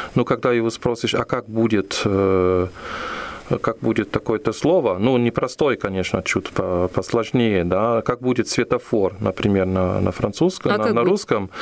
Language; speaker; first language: Russian; non-native, fluent; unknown